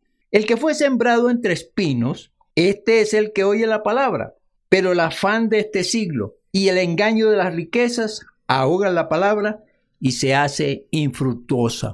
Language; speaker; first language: Spanish; native; Spanish